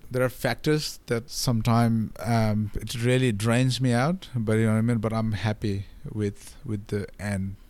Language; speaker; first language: English; non-native, local second language; Nepali